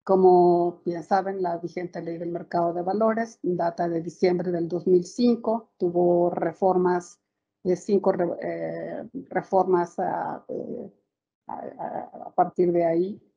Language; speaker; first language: Spanish; native; Spanish